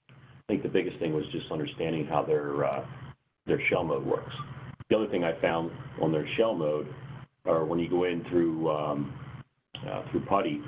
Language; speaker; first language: English; native; English